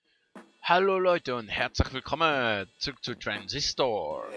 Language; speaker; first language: German; native; German